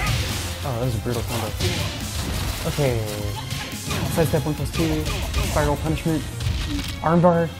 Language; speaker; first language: English; native; English